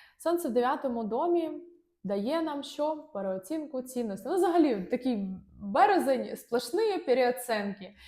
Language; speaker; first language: Ukrainian; non-native, local second language; Russian